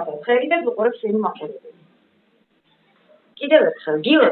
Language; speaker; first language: Georgian; native; Georgian